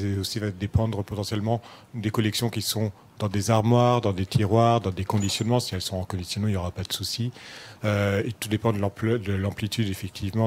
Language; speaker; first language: French; native; French